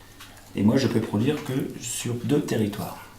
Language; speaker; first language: French; native; French